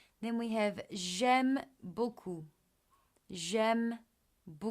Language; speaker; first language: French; non-native, fluent; English